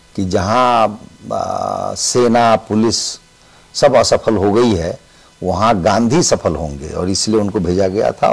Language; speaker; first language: Hindi; native; Hindi